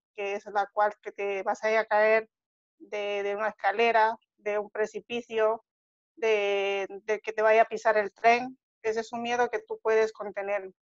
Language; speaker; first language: Spanish; native; Spanish